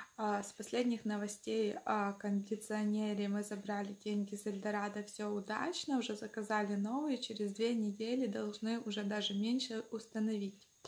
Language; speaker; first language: Russian; non-native, local second language; Ukrainian